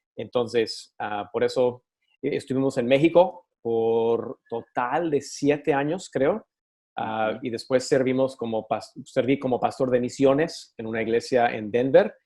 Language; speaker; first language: Spanish; early bilingual, other home language; English